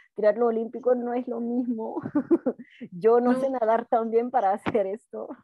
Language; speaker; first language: Spanish; non-native, fluent; French